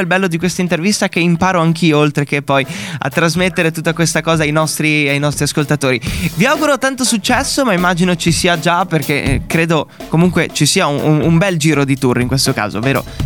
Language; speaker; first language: Italian; native; Italian